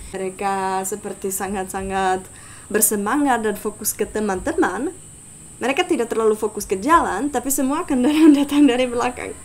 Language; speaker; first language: Indonesian; non-native, fluent; Czech